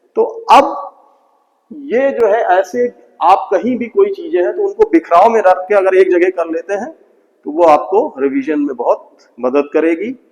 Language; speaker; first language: Hindi; native; Hindi